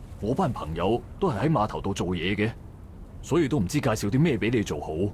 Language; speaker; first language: Cantonese; early bilingual, heritage; Cantonese